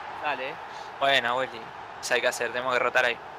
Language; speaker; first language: Spanish; native; Spanish